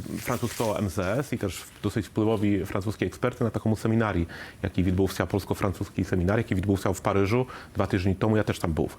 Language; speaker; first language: Polish; non-native, learner; Ukrainian